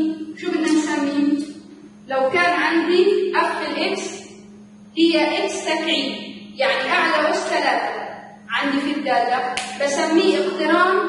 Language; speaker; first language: Arabic; native; Arabic